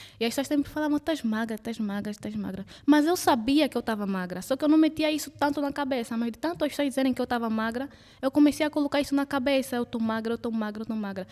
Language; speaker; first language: Portuguese; native; Portuguese